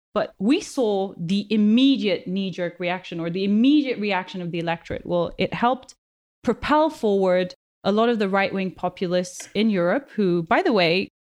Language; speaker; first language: English; non-native, local second language; German